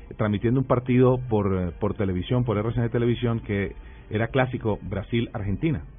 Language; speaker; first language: Spanish; native; Spanish